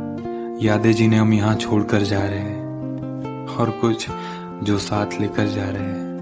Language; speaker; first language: Hindi; native; Hindi